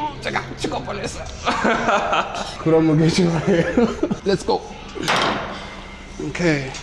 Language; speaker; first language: Korean; non-native, learner; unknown